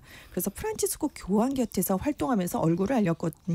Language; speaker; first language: Korean; native; Korean